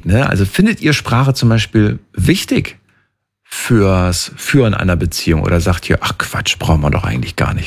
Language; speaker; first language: German; native; German